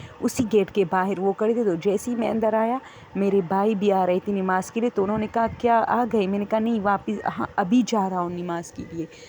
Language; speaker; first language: Urdu; non-native, local second language; Pashto